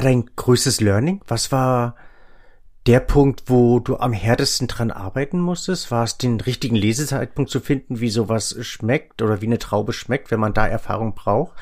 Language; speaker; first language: German; native; German